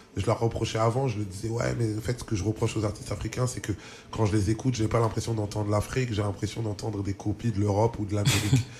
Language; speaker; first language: French; early bilingual, other home language; Lingala